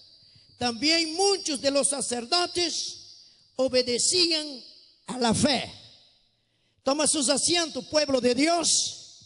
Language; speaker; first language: Spanish; non-native, fluent; Portuguese